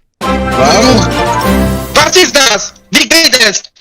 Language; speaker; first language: German; non-native, learner; Polish